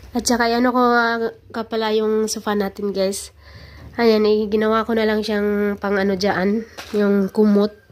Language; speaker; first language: Filipino; non-native, local second language; Cebuano